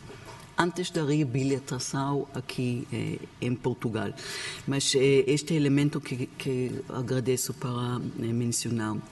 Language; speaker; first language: Portuguese; non-native, learner; Hebrew